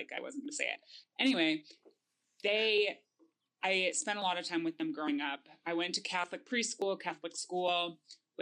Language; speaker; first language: English; native; English